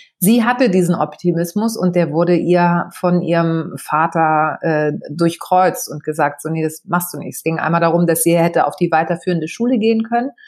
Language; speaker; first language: German; early bilingual, other home language; Greek